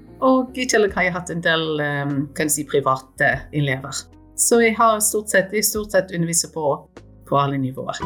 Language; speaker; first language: Norwegian; non-native, fluent; English